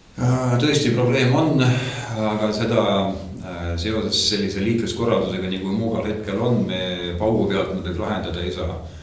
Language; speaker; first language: Estonian; non-native, local second language; Russian